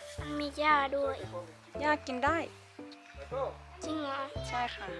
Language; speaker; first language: Thai; early bilingual, heritage; Thai